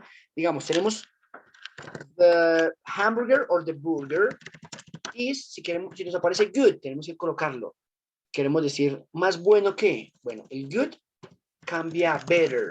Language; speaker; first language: Spanish; native; Spanish